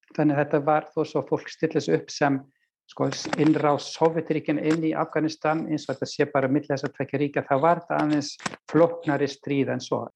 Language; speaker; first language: Icelandic; native; Icelandic